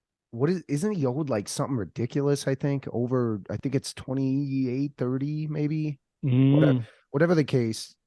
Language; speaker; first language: English; native; English